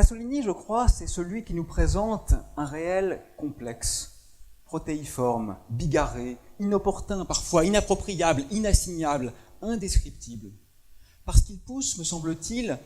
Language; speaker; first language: French; native; French